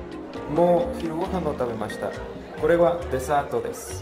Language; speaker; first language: Japanese; non-native, learner; Spanish